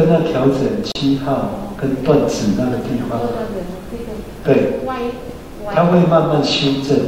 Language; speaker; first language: Chinese; native; Chinese